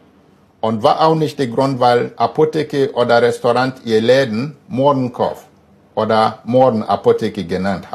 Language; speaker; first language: German; non-native, fluent; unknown